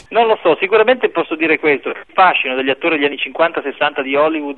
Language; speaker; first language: Italian; native; Italian